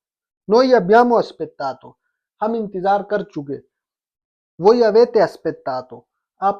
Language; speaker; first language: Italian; non-native, fluent; Urdu